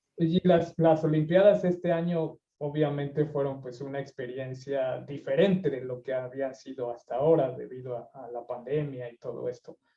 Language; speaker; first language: Spanish; native; Spanish